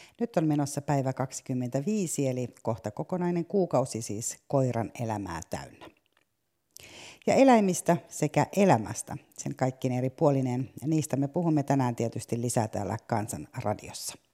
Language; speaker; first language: Finnish; native; Finnish